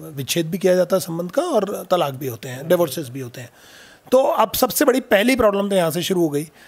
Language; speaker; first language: Hindi; native; Hindi